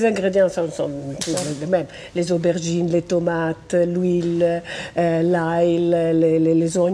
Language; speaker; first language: French; non-native, fluent; Italian